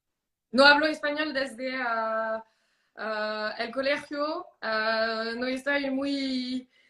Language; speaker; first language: Spanish; non-native, learner; French